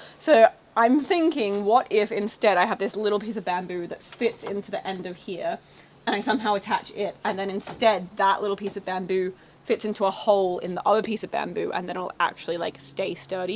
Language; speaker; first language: English; native; English